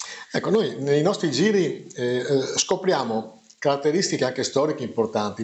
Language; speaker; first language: Italian; native; Italian